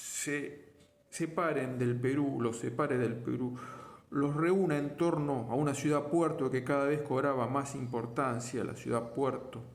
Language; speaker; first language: Spanish; native; Spanish